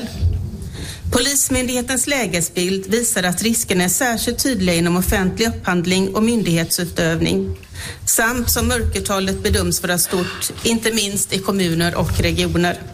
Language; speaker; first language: Swedish; native; Swedish